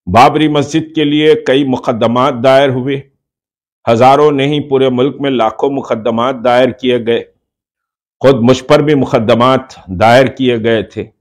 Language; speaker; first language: Hindi; non-native, local second language; Urdu